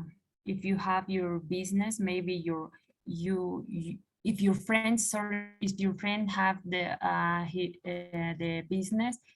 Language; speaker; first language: English; non-native, learner; Spanish